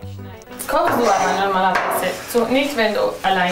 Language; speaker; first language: German; non-native, learner; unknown